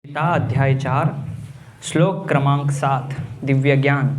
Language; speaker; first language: Hindi; native; Hindi